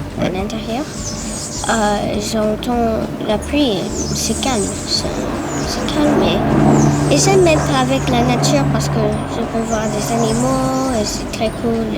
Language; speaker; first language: French; early bilingual, heritage; French